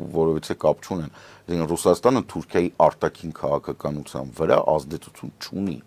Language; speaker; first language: Armenian; native; Armenian